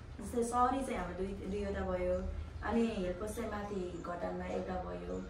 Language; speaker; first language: Nepali; native; Nepali